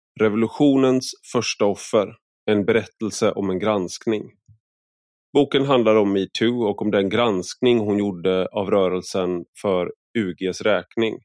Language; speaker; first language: Swedish; native; Swedish